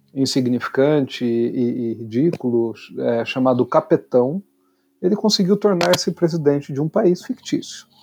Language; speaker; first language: Portuguese; native; Portuguese